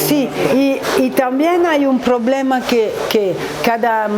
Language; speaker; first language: Spanish; non-native, learner; French